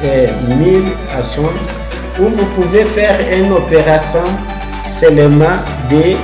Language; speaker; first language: French; non-native, fluent; Portuguese